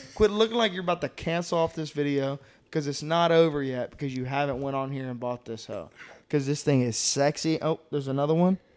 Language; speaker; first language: English; native; English